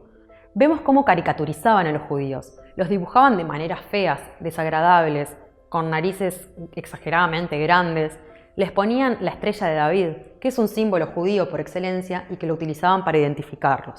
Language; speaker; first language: Spanish; native; Spanish